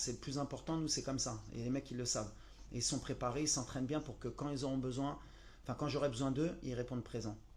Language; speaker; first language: French; native; French